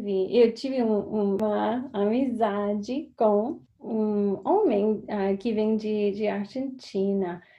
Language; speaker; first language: Portuguese; non-native, fluent; English